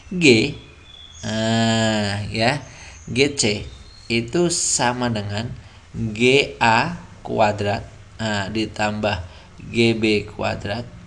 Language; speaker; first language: Indonesian; native; Indonesian